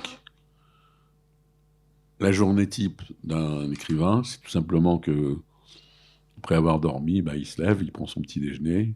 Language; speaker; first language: French; early bilingual, other home language; Arabic